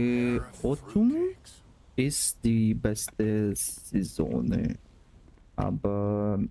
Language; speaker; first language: German; non-native, learner; Russian